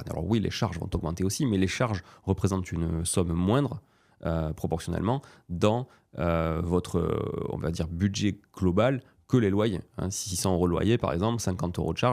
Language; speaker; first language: French; native; French